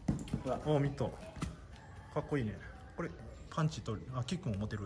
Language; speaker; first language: Japanese; native; Japanese